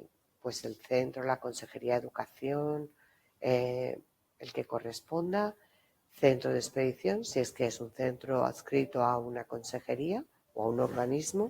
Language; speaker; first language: Spanish; native; Spanish